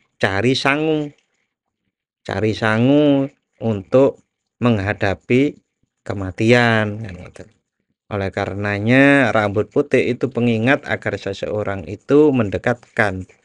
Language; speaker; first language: Indonesian; non-native, local second language; Javanese